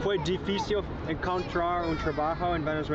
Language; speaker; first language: Spanish; non-native, learner; English